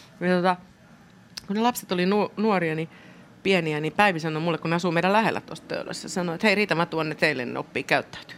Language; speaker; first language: Finnish; native; Finnish